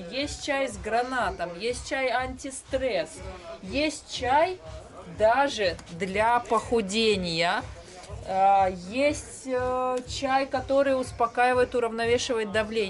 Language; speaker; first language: Russian; native; Russian